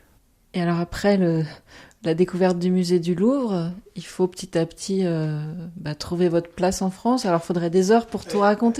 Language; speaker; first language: French; native; French